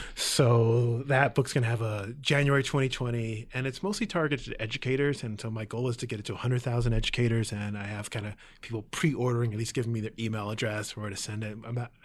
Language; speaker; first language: English; native; English